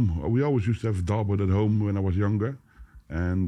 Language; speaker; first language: English; non-native, fluent; Dutch